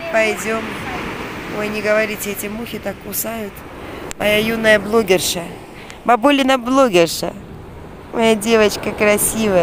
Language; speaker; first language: Russian; native; Russian